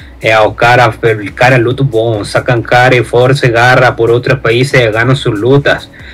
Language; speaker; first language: Portuguese; non-native, learner; Spanish